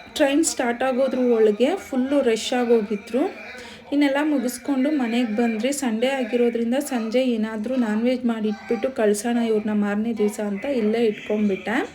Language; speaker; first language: Kannada; non-native, local second language; Telugu